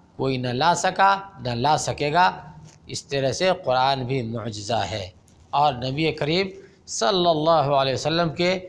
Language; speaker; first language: Urdu; native; Urdu